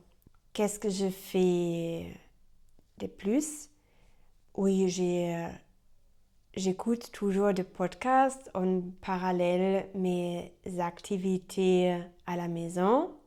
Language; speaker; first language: French; non-native, learner; German